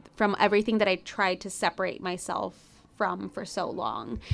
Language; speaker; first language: English; early bilingual, other home language; Spanish